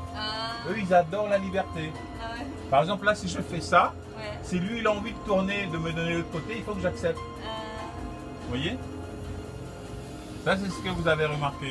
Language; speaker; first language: French; native; French